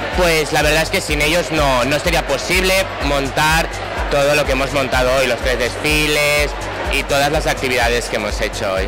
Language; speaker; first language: Spanish; non-native, local second language; Catalan